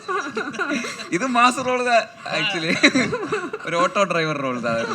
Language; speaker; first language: Tamil; non-native, learner; Malayalam